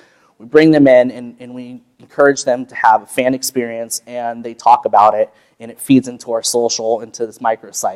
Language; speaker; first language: English; native; English